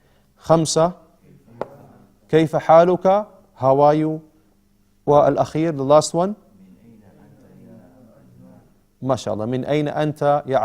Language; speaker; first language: Arabic; non-native, fluent; English